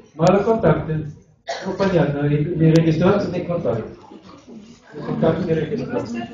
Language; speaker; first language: Russian; non-native, learner; German